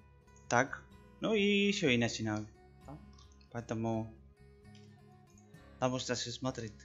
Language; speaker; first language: Russian; non-native, learner; Spanish